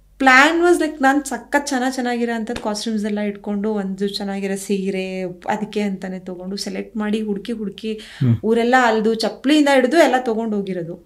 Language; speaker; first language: Kannada; native; Kannada